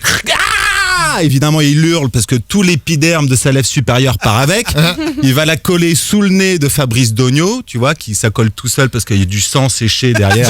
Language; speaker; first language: French; native; French